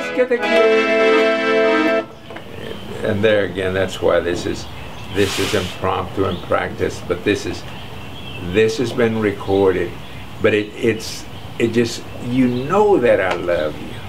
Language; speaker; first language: English; early bilingual, other home language; Spanish